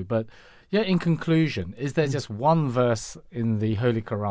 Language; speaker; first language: English; non-native, local second language; Cantonese